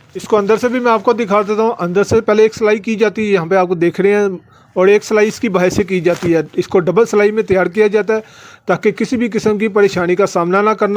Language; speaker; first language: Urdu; non-native, local second language; Punjabi